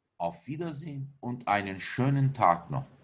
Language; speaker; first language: German; non-native, fluent; Turkish